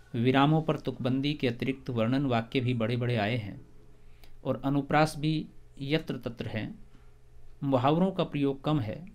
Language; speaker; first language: Hindi; native; Hindi